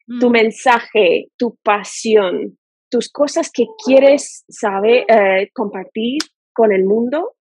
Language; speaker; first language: Spanish; non-native, fluent; English